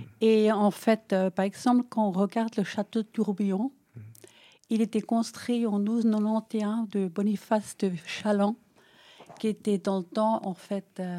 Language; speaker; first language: French; non-native, local second language; Swiss German